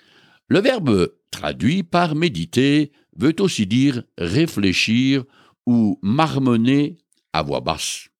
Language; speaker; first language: French; native; French